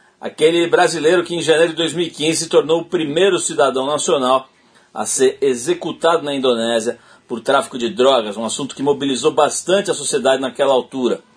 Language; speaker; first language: Portuguese; native; Portuguese